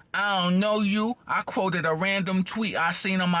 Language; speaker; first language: English; native; English